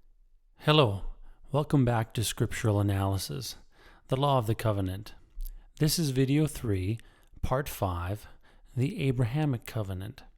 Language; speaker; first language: English; native; English